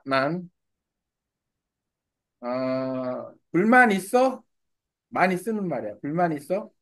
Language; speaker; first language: Korean; non-native, learner; Vietnamese